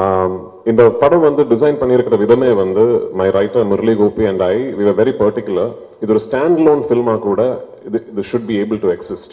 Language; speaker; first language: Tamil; non-native, local second language; Malayalam